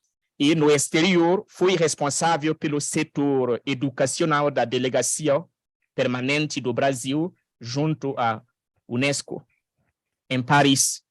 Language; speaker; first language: Portuguese; non-native, fluent; French